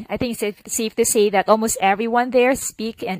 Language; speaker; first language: English; non-native, local second language; Cebuano